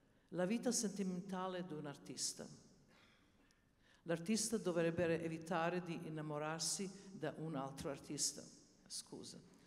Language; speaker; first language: Italian; non-native, learner; Serbian